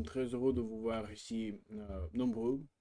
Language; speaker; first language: French; non-native, learner; Russian